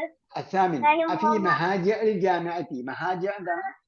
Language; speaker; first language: Arabic; non-native, fluent; Malayalam